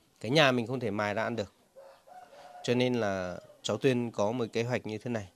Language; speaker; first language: Vietnamese; non-native, local second language; Hmong